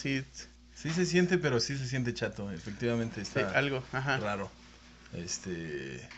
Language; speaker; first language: Spanish; native; Spanish